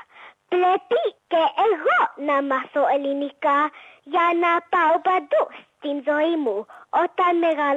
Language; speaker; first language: Greek; early bilingual, heritage; Greek